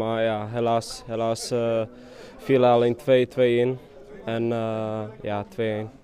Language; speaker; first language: Dutch; non-native, fluent; Czech